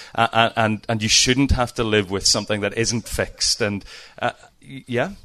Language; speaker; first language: English; native; English